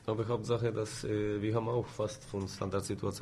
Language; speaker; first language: German; non-native, fluent; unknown